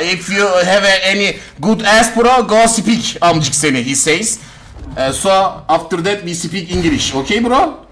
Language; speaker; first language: English; non-native, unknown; Turkish